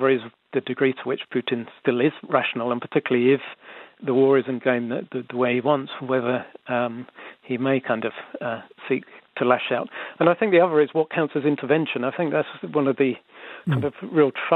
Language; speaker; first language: English; native; English